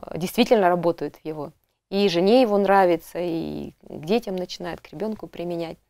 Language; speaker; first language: Russian; native; Russian